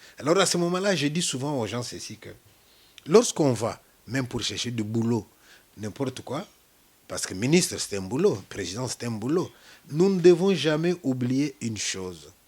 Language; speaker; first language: French; non-native, local second language; Luba-Lulua